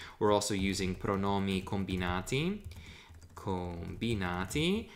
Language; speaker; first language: English; native; English